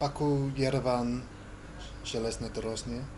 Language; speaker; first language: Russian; non-native, learner; English